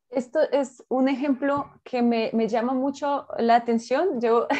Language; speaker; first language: Spanish; non-native, fluent; Russian